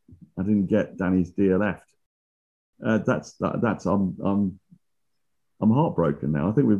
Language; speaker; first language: English; native; English